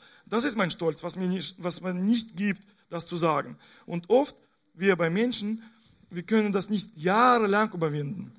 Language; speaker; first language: German; non-native, fluent; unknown